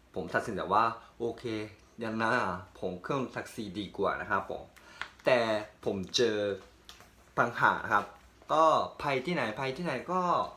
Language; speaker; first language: Thai; non-native, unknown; Japanese